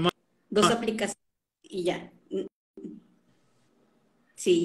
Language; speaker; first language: Spanish; native; Spanish